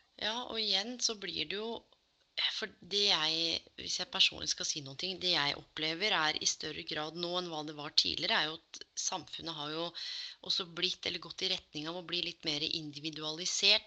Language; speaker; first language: Norwegian; native; Norwegian